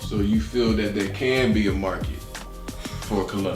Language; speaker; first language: English; native; English